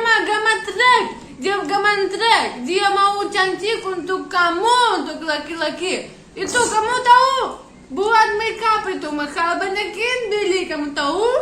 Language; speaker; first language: Indonesian; non-native, learner; Russian